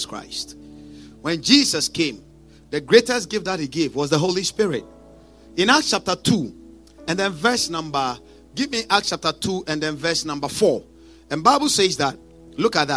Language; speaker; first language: English; non-native, local second language; Akan